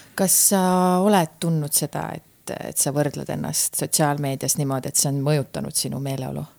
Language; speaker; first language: Estonian; native; Estonian